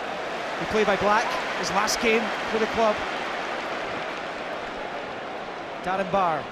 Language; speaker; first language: English; native; English